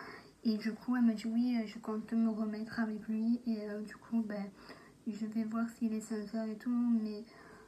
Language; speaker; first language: French; native; French